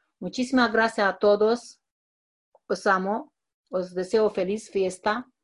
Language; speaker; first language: Spanish; non-native, fluent; Romanian